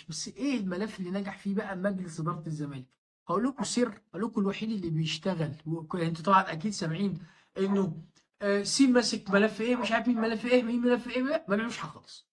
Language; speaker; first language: Arabic; native; Arabic